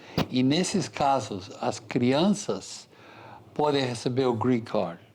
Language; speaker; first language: Portuguese; non-native, fluent; English